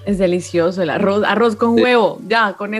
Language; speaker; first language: Spanish; native; Spanish